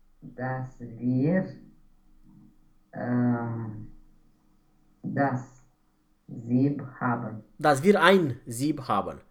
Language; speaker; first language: German; non-native, learner; Romanian